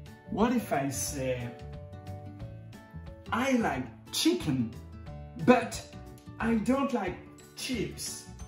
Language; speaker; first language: English; non-native, fluent; French